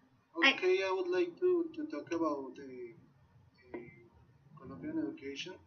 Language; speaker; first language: English; non-native, learner; Spanish